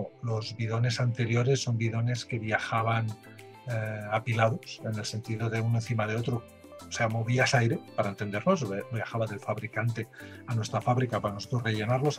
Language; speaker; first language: Spanish; native; Spanish